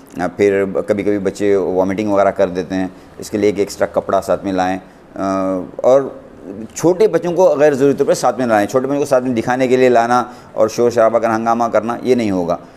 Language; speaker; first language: Hindi; non-native, local second language; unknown